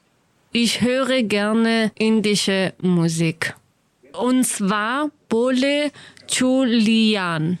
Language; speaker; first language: German; non-native, learner; Kurdish